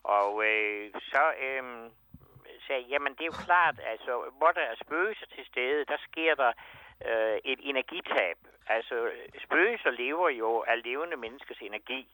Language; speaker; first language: Danish; native; Danish